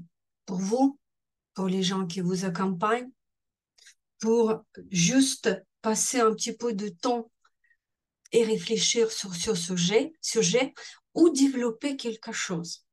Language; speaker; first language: French; non-native, fluent; Russian